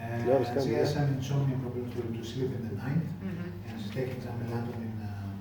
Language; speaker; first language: English; non-native, fluent; Greek